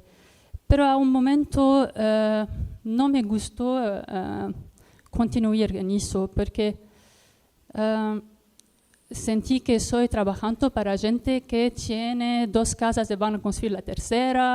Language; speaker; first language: Spanish; non-native, learner; Arabic